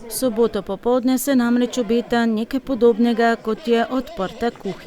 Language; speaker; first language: Slovenian; native; Slovenian